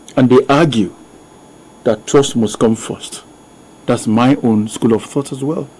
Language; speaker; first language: English; non-native, local second language; Yoruba